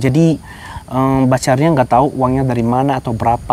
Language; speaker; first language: Indonesian; non-native, fluent; Arabic